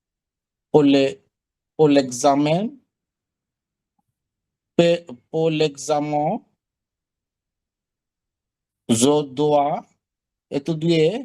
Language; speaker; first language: French; non-native, learner; Bangla